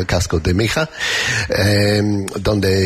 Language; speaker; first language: Spanish; non-native, learner; English